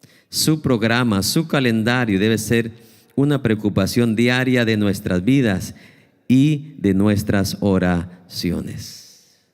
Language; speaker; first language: Spanish; native; Spanish